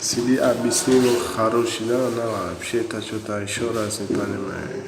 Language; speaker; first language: Russian; non-native, learner; Tajik